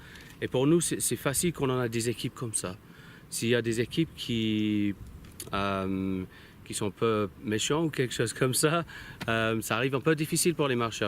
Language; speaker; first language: French; non-native, learner; English